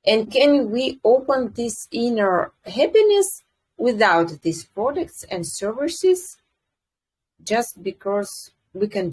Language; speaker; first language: English; non-native, fluent; Russian